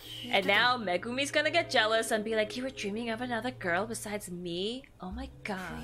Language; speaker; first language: English; native; English